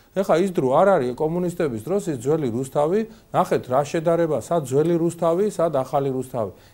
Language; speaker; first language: Georgian; native; Georgian